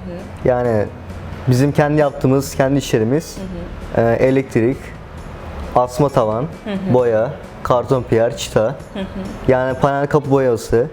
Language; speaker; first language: Turkish; native; Turkish